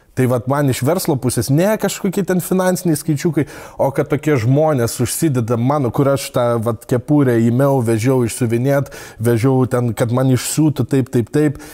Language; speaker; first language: Lithuanian; native; Lithuanian